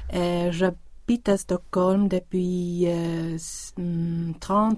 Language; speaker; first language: French; non-native, learner; Swedish